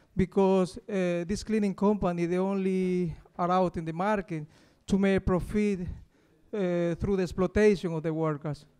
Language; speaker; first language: English; non-native, fluent; Spanish